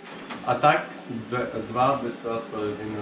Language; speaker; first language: Russian; non-native, learner; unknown